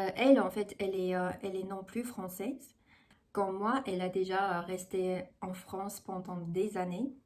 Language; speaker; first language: French; non-native, fluent; Chinese